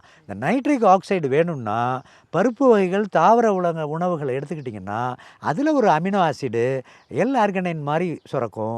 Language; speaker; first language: Tamil; native; Tamil